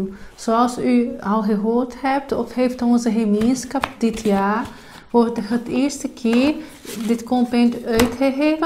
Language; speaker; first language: Dutch; non-native, fluent; Portuguese